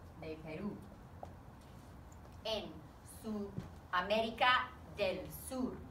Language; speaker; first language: Spanish; non-native, fluent; English